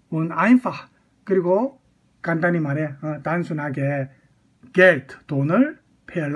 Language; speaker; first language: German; non-native, fluent; Korean